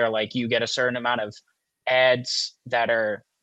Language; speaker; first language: English; native; English